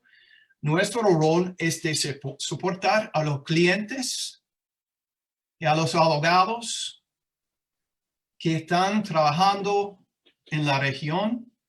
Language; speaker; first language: Spanish; non-native, fluent; English